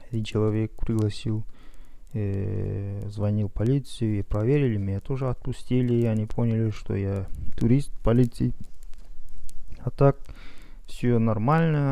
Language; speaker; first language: Russian; non-native, local second language; Kazakh